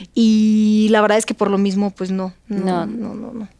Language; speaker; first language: Spanish; non-native, fluent; Russian